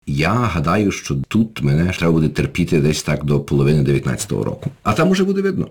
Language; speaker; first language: Ukrainian; early bilingual, heritage; Ukrainian